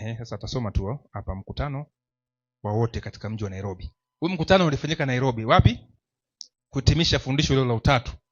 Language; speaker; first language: Swahili; native; Swahili